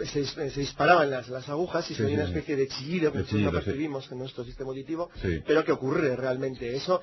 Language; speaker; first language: Spanish; native; Spanish